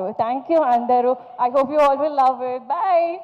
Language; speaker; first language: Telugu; non-native, learner; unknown